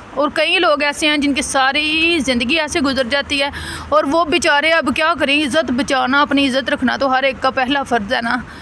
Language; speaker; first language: Urdu; non-native, local second language; Punjabi